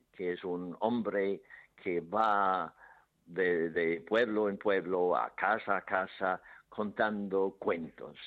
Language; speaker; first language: Spanish; non-native, fluent; English